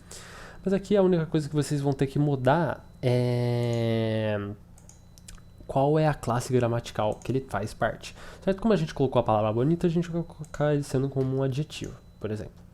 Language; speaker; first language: Portuguese; native; Portuguese